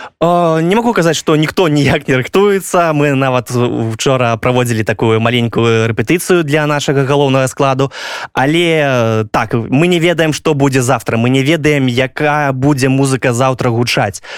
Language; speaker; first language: Belarusian; non-native, local second language; Russian